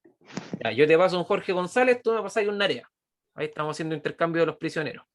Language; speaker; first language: Spanish; native; Spanish